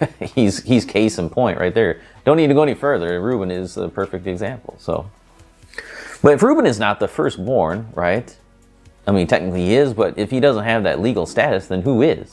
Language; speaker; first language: English; native; English